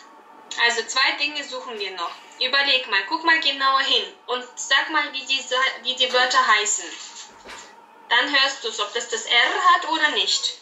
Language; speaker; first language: German; native; German